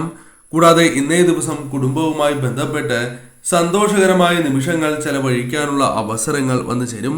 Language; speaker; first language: Malayalam; native; Malayalam